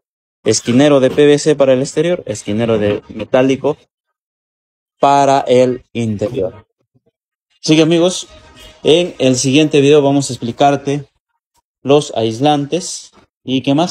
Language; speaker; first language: Spanish; native; Spanish